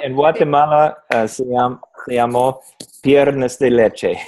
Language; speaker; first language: Spanish; non-native, learner; English